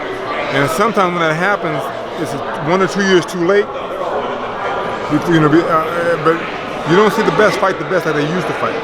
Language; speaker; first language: English; native; English